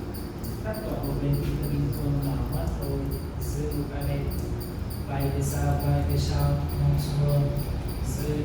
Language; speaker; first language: Vietnamese; non-native, learner; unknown